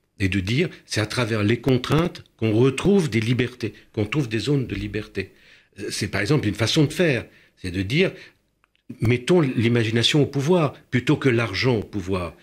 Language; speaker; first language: French; early bilingual, other home language; Romanian